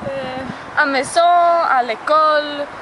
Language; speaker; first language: French; non-native, learner; Swedish